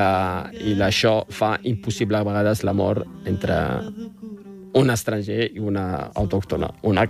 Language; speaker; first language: Catalan; non-native, fluent; Riffian